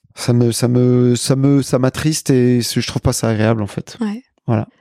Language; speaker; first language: French; native; French